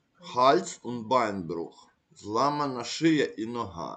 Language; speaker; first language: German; non-native, learner; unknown